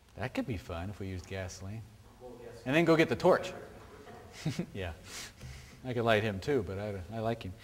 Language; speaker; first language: English; native; English